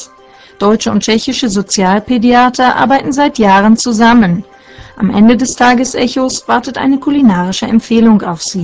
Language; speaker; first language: German; native; German